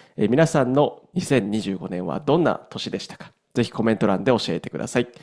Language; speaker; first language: Japanese; native; Japanese